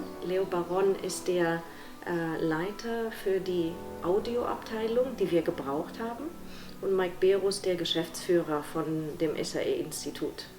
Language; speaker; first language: German; non-native, fluent; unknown